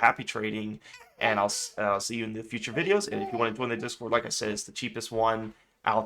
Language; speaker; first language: English; native; English